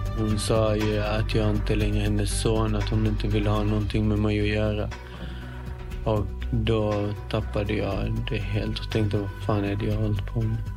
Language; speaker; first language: Swedish; native; Swedish